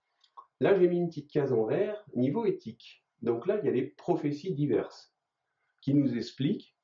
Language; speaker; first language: French; native; French